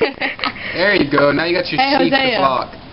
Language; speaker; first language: English; native; English